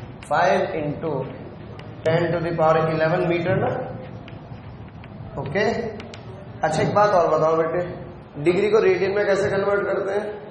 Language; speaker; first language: Hindi; native; Hindi